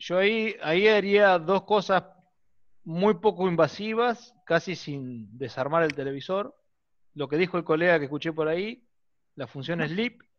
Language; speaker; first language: Spanish; native; Spanish